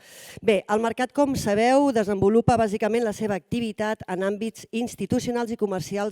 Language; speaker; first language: Catalan; native; Catalan